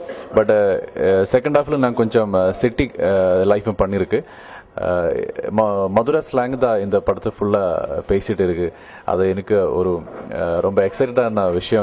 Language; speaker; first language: Tamil; non-native, learner; Malayalam